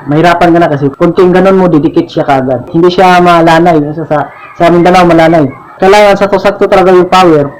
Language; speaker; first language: Filipino; non-native, local second language; Cebuano